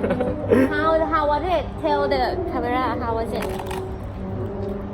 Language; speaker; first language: English; non-native, learner; Thai